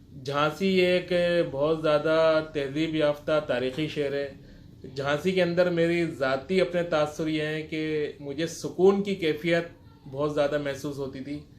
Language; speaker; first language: Urdu; native; Urdu